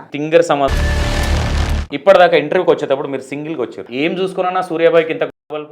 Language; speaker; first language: Telugu; native; Telugu